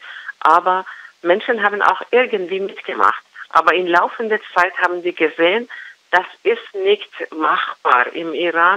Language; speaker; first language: German; non-native, learner; Persian